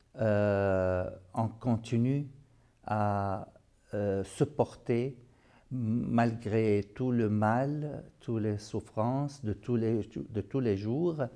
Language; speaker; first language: French; non-native, fluent; Arabic